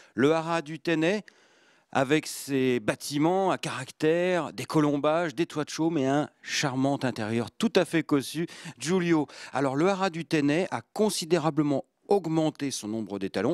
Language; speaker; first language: French; native; French